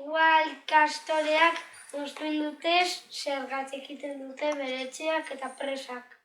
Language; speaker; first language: Basque; non-native, local second language; Spanish